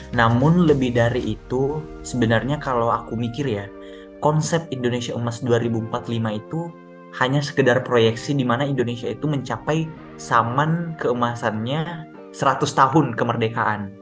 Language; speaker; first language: Indonesian; native; Indonesian